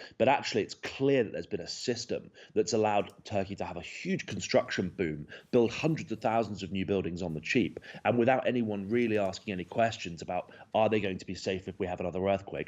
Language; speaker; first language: English; native; English